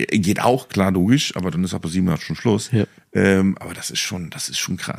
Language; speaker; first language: German; native; German